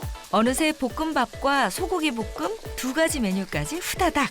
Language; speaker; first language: Korean; native; Korean